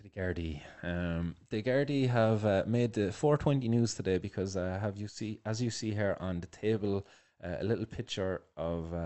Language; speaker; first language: English; native; English